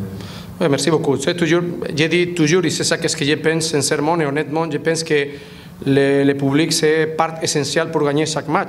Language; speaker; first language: French; non-native, fluent; Spanish